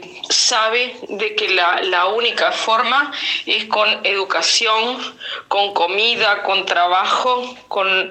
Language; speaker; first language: Spanish; native; Spanish